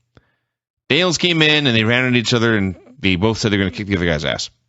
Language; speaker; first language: English; native; English